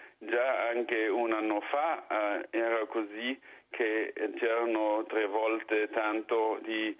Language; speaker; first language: Italian; non-native, fluent; German